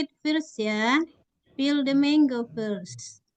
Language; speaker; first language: English; non-native, fluent; Indonesian